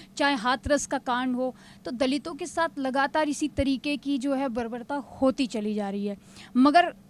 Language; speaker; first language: Hindi; native; Hindi